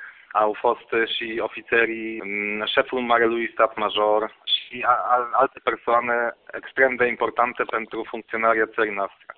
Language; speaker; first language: Romanian; non-native, fluent; Polish